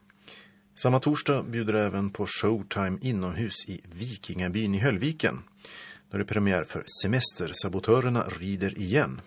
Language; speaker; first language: Swedish; native; Swedish